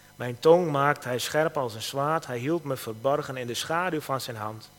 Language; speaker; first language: Dutch; native; Dutch